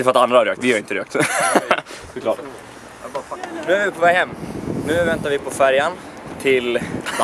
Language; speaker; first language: Swedish; native; Swedish